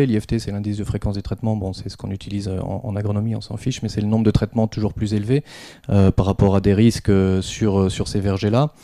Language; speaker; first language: French; native; French